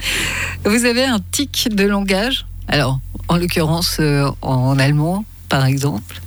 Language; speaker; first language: French; native; French